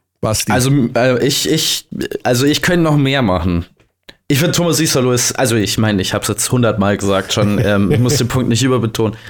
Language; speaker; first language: German; native; German